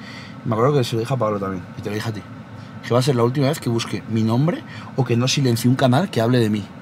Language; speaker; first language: Spanish; native; Spanish